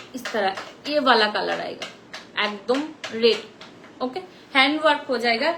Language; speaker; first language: Hindi; non-native, local second language; Bangla